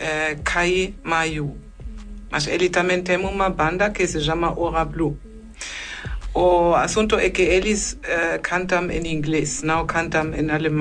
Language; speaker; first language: Portuguese; non-native, fluent; German